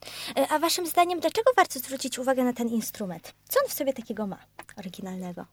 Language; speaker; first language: Polish; native; Polish